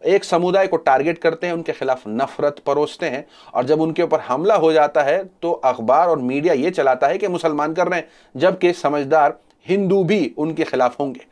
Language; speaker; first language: Hindi; native; Hindi